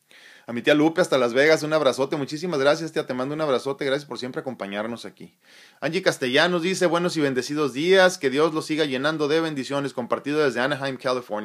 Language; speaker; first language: Spanish; native; Spanish